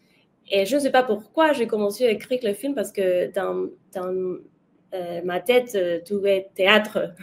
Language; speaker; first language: French; non-native, learner; Spanish